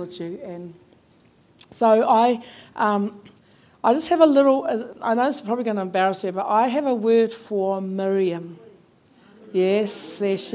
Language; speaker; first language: English; native; English